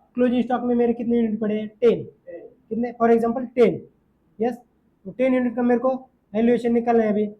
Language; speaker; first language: Hindi; non-native, local second language; Marathi